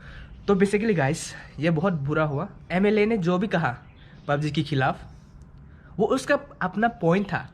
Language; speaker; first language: Hindi; non-native, local second language; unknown